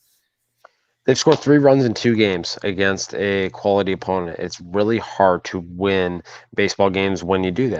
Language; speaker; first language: English; native; English